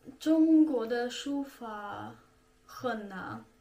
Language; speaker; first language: Chinese; non-native, learner; Russian